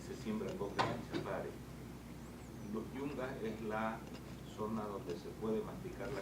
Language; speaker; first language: Spanish; native; Spanish